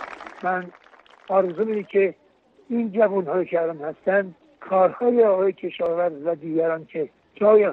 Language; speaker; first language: Persian; native; Persian